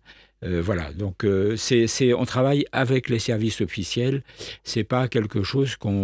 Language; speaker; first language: French; native; French